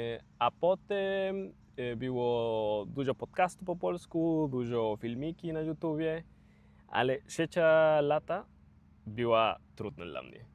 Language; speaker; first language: Polish; non-native, learner; Spanish